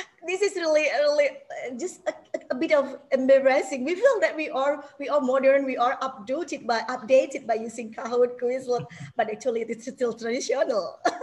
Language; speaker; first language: English; non-native, fluent; Indonesian